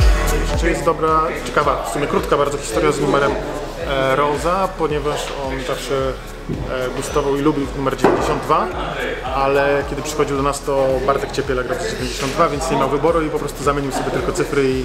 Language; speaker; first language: Polish; native; Polish